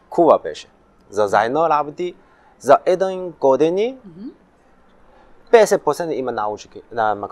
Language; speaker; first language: Macedonian; non-native, learner; Chinese